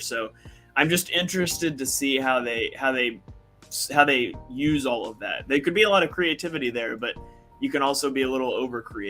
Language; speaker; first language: English; native; English